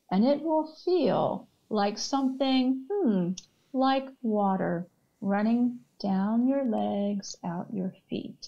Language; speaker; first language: English; native; English